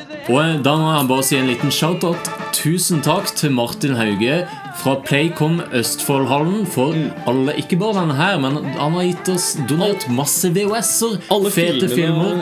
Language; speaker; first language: Norwegian; native; Norwegian